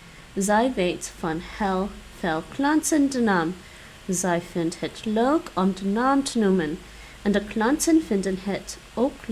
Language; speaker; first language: Dutch; non-native, learner; English